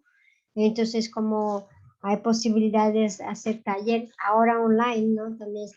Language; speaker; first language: Spanish; non-native, fluent; Portuguese